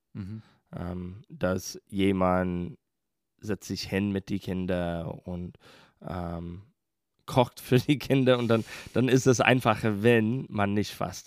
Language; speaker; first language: German; non-native, fluent; English